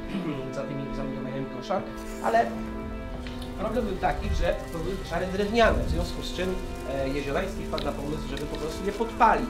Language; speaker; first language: Polish; native; Polish